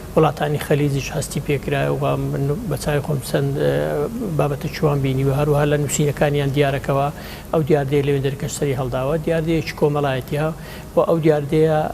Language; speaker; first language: Central Kurdish; native; Central Kurdish